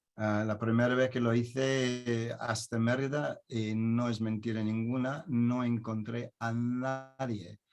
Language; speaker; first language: Spanish; non-native, fluent; English